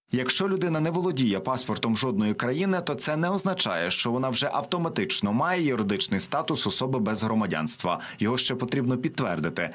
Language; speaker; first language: Ukrainian; native; Ukrainian